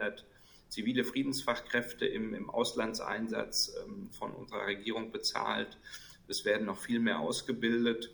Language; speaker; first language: German; native; German